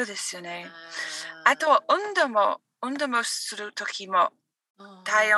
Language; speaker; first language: Japanese; non-native, learner; English